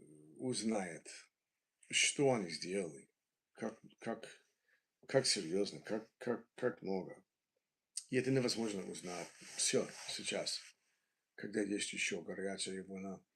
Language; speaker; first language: Russian; non-native, learner; English